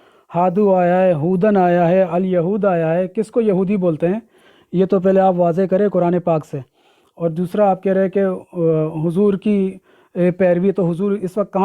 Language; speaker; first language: Urdu; native; Urdu